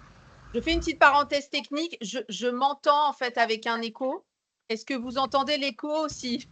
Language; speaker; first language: French; native; French